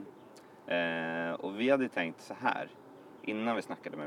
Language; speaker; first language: Swedish; native; Swedish